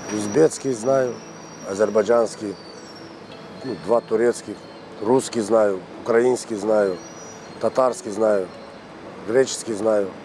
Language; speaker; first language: Ukrainian; early bilingual, other home language; Turkish